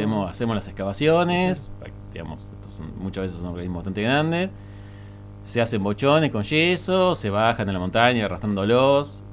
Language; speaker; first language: Spanish; native; Spanish